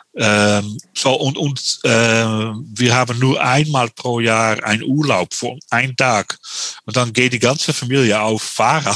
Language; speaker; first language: German; non-native, learner; Dutch